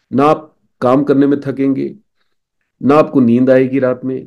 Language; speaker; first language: Hindi; native; Hindi